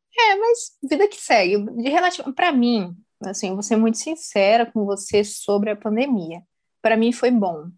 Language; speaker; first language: Portuguese; native; Portuguese